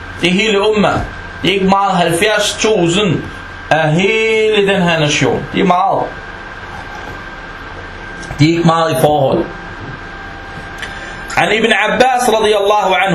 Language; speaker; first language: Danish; non-native, fluent; Arabic